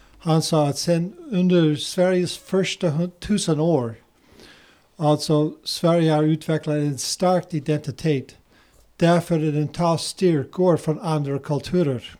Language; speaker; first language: Swedish; non-native, fluent; English